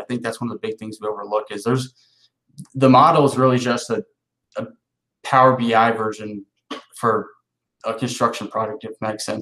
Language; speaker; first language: English; native; English